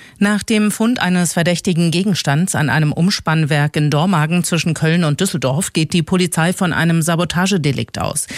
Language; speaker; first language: German; native; German